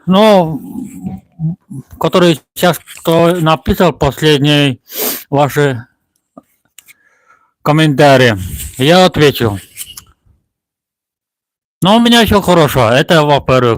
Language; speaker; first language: Russian; non-native, local second language; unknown